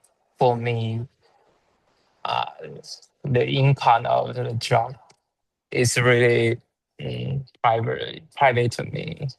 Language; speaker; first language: English; non-native, learner; Chinese